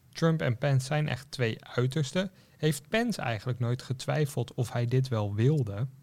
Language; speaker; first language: Dutch; native; Dutch